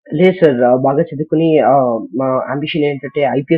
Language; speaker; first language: Telugu; non-native, learner; Kannada